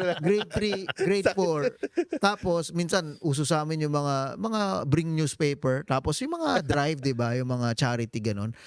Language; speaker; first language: Filipino; native; Filipino